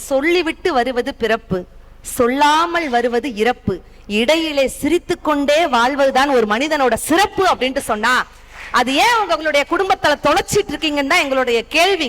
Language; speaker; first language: Tamil; native; Tamil